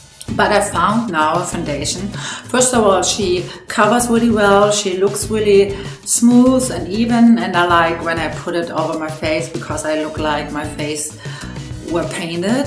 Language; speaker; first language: English; non-native, fluent; German